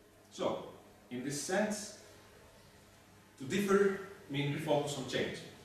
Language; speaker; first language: English; non-native, fluent; Greek